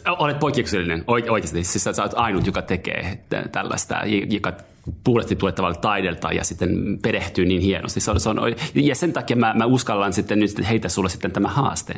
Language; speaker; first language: Finnish; non-native, fluent; English